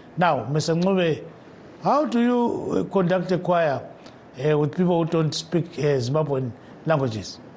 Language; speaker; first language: English; non-native, local second language; North Ndebele